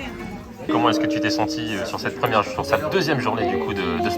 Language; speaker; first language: French; native; French